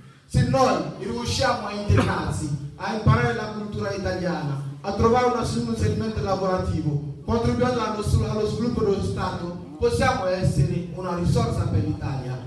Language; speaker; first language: Italian; non-native, fluent; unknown